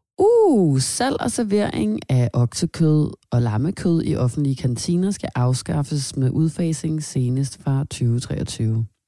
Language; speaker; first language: Danish; native; Danish